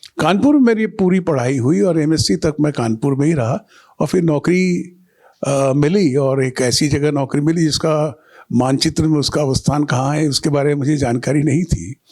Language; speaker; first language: Hindi; non-native, local second language; Bangla